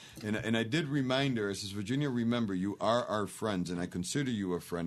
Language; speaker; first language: English; native; English